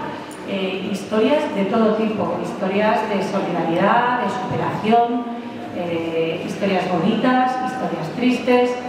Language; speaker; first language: Spanish; native; Spanish